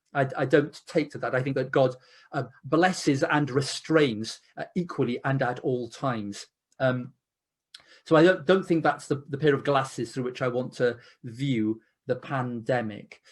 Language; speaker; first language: English; native; English